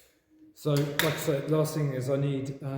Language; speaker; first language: English; native; English